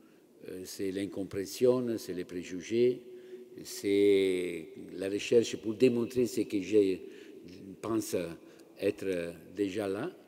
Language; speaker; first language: French; non-native, fluent; Italian